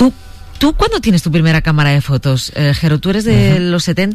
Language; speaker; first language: Spanish; native; Spanish